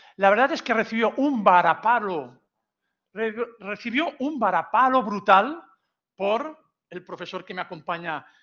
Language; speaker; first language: Spanish; non-native, local second language; Catalan